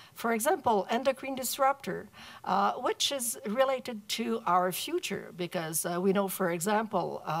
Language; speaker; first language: English; non-native, fluent; French